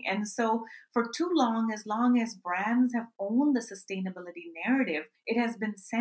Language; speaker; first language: English; non-native, local second language; Urdu